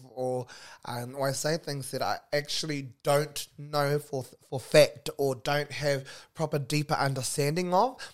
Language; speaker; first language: English; non-native, local second language; Māori